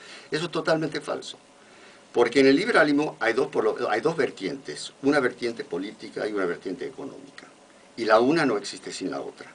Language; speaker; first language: Spanish; non-native, fluent; English